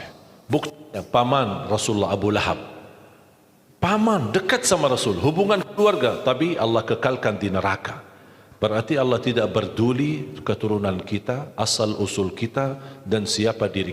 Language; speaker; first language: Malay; non-native, fluent; Arabic